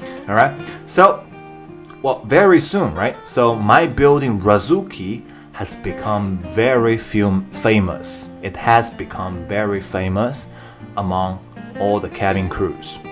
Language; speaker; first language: English; non-native, fluent; Chinese